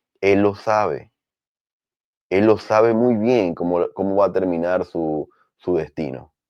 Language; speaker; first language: Spanish; native; Spanish